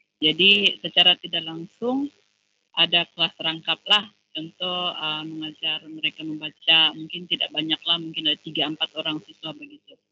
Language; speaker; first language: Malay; non-native, local second language; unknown